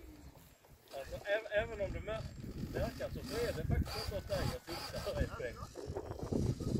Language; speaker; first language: Swedish; native; Swedish